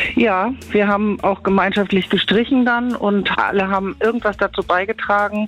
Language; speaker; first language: German; native; German